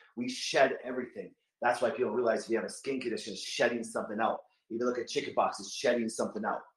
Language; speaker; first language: English; native; English